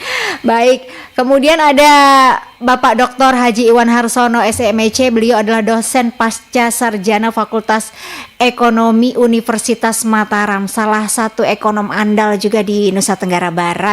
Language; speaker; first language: Indonesian; native; Indonesian